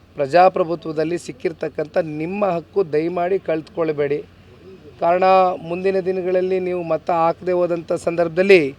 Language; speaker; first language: Kannada; native; Kannada